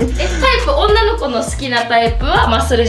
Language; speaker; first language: Japanese; native; Japanese